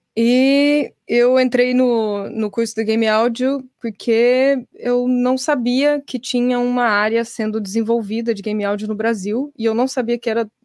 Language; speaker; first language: Portuguese; native; Portuguese